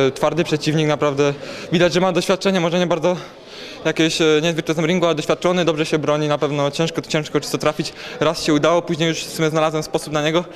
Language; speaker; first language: Polish; native; Polish